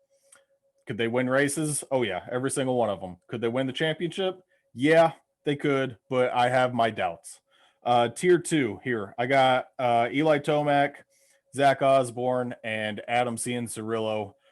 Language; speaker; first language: English; native; English